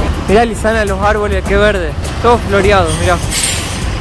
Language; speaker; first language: Spanish; native; Spanish